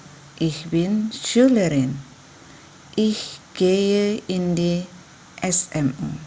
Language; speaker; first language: German; non-native, fluent; Indonesian